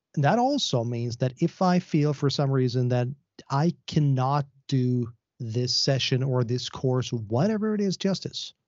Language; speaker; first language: English; non-native, fluent; Swedish